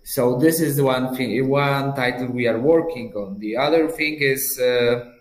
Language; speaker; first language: English; non-native, fluent; Polish